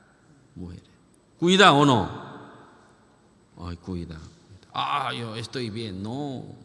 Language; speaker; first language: Spanish; non-native, learner; Korean